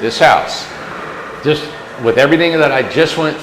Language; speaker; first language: English; native; English